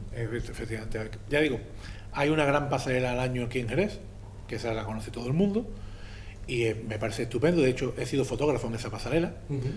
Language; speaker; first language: Spanish; native; Spanish